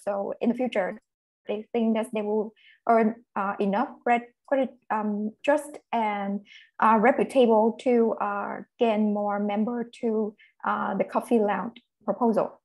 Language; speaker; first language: English; non-native, fluent; Vietnamese